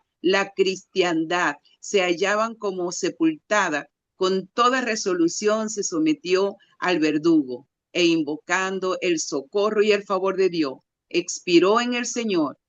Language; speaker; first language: Spanish; native; Spanish